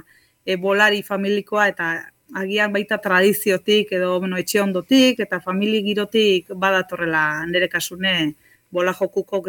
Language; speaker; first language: Basque; native; Basque